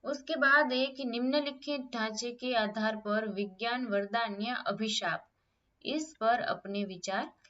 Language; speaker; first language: Hindi; non-native, local second language; Gujarati